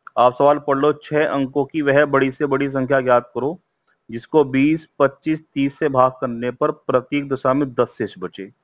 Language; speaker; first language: Hindi; native; Hindi